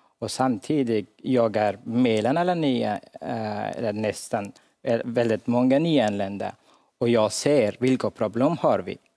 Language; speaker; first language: Swedish; non-native, fluent; Hazaragi